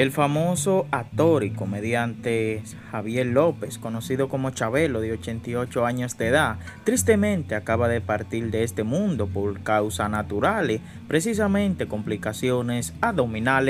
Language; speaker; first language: Spanish; native; Spanish